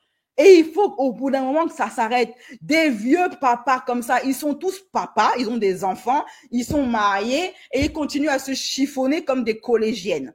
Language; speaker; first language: French; native; French